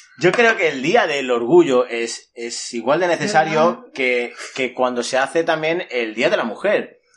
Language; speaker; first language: Spanish; native; Spanish